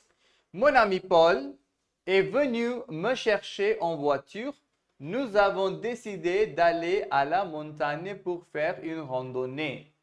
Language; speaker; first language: French; non-native, fluent; Hindi